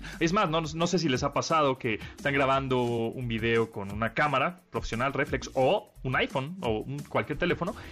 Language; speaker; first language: Spanish; native; Spanish